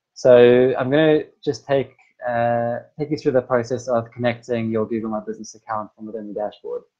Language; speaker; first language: English; native; English